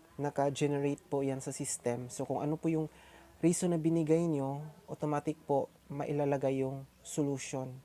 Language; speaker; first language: Filipino; non-native, local second language; Cebuano